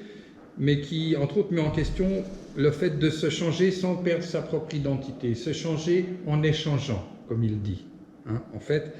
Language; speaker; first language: French; native; French